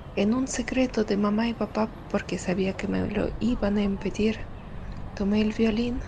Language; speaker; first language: Spanish; non-native, fluent; Russian